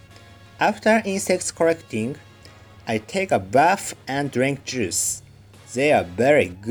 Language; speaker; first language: English; non-native, learner; Japanese